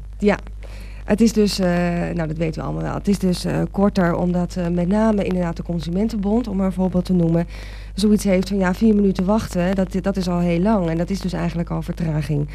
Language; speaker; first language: Dutch; native; Dutch